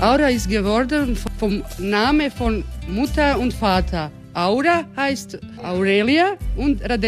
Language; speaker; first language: German; non-native, fluent; Croatian